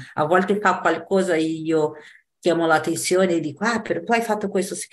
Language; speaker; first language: Italian; non-native, fluent; Portuguese